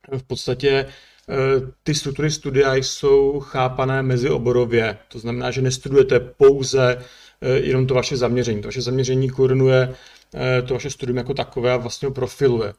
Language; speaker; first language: Czech; native; Czech